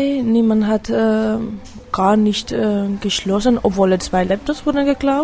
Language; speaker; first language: German; non-native, fluent; Spanish